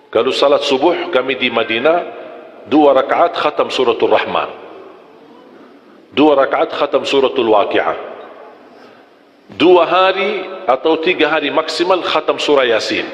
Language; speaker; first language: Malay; non-native, fluent; Arabic